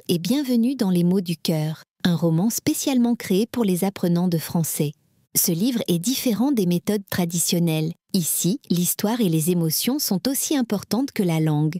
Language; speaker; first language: French; native; French